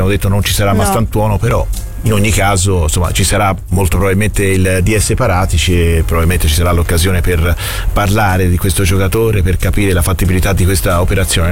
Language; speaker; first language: Italian; native; Italian